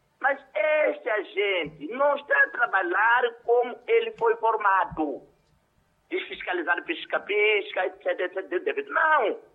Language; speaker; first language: Portuguese; non-native, local second language; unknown